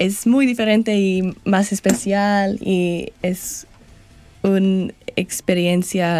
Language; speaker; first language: Spanish; non-native, learner; English